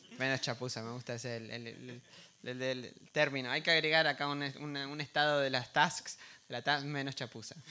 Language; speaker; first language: Spanish; native; Spanish